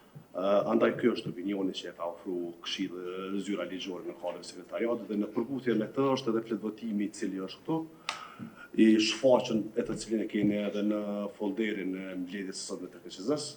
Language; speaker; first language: Albanian; native; Albanian